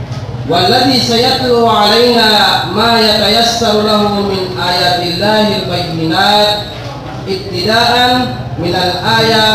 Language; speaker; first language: Arabic; non-native, learner; Maranao